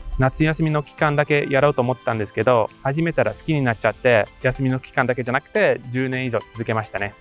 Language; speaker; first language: Japanese; non-native, fluent; English